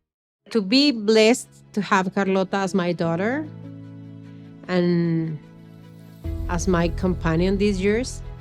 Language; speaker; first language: English; non-native, fluent; Spanish